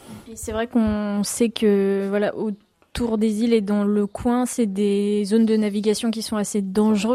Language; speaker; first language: French; native; French